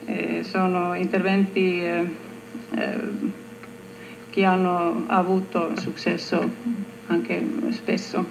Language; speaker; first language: Italian; non-native, learner; Finnish